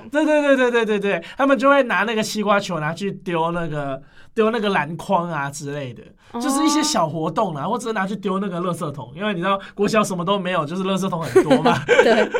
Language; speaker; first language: Chinese; native; Chinese